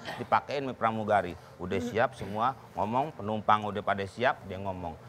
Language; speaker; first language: Indonesian; native; Indonesian